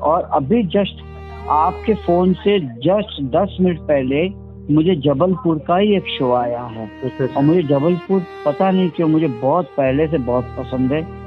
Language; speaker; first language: Hindi; native; Hindi